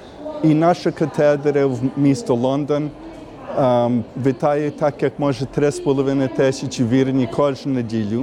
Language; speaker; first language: Ukrainian; early bilingual, heritage; Ukrainian